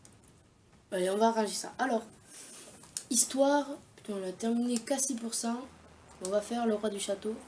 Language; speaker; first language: French; native; French